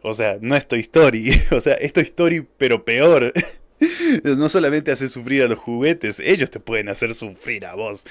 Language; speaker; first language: Spanish; native; Spanish